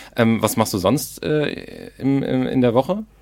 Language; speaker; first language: German; native; German